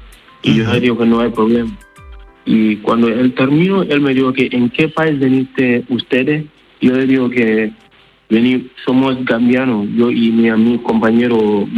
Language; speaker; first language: Spanish; non-native, learner; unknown